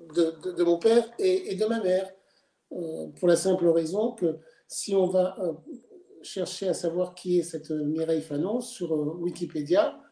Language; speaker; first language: French; native; French